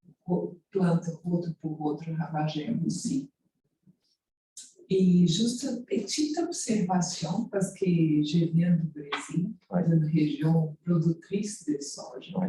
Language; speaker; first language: French; non-native, fluent; Portuguese